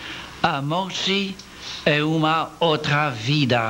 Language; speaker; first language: Portuguese; non-native, learner; French